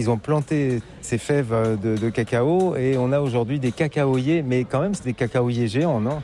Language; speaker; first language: French; native; French